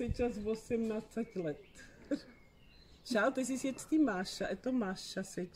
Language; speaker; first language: Russian; early bilingual, heritage; Czech